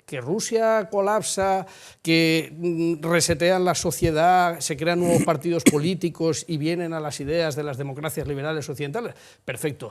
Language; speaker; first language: Spanish; native; Spanish